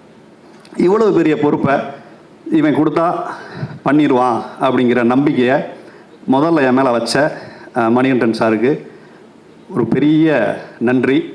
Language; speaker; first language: Tamil; native; Tamil